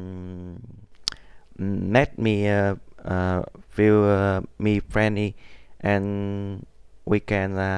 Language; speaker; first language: English; non-native, learner; Vietnamese